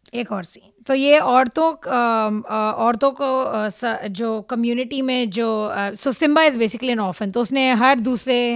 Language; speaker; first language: Hindi; non-native, local second language; Marathi